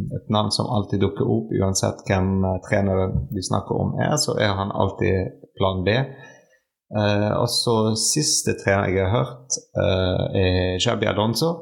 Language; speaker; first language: Norwegian; non-native, fluent; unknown